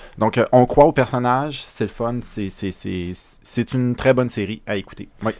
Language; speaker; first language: French; native; French